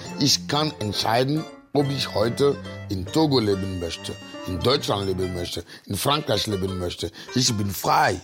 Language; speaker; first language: German; non-native, fluent; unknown